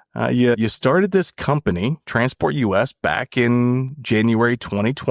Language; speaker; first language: English; native; English